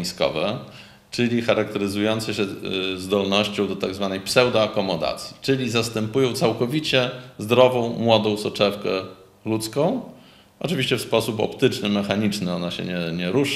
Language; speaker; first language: Polish; native; Polish